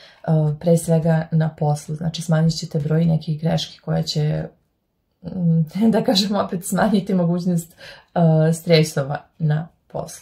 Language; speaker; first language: Serbian; native; Serbian